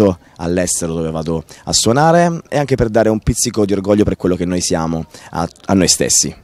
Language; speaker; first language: Italian; native; Italian